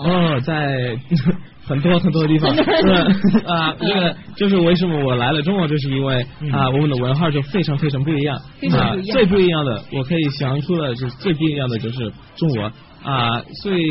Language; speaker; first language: Chinese; non-native, learner; English